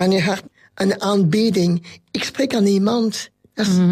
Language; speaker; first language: Dutch; non-native, local second language; French